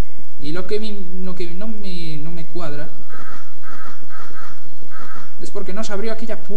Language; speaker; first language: Spanish; native; Spanish